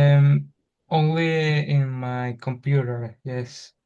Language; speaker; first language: English; non-native, learner; Spanish